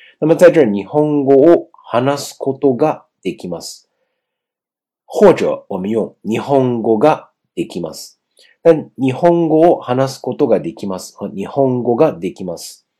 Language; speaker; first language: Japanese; non-native, fluent; Chinese